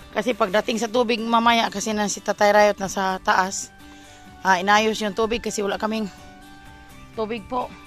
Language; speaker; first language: Filipino; non-native, local second language; Cebuano